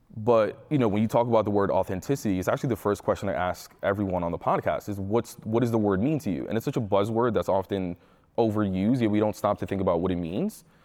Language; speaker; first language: English; early bilingual, other home language; Spanish